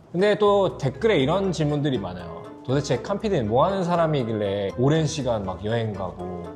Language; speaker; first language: Korean; native; Korean